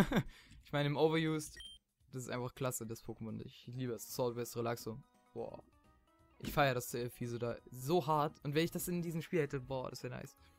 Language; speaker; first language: German; native; German